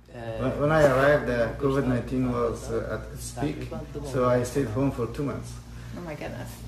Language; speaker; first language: English; non-native, fluent; Persian